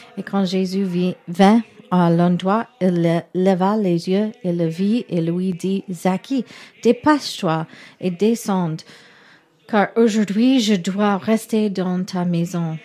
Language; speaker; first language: French; non-native, learner; English